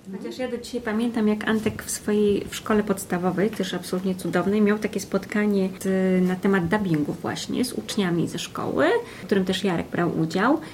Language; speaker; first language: Polish; native; Polish